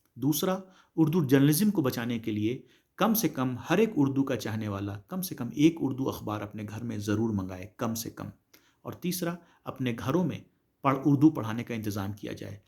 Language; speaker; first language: Urdu; native; Urdu